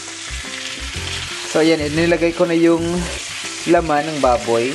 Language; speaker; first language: Filipino; native; Filipino